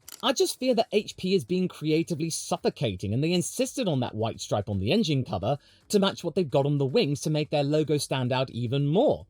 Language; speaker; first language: English; native; English